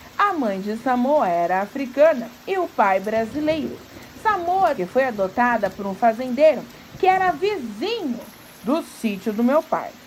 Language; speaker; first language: Portuguese; native; Portuguese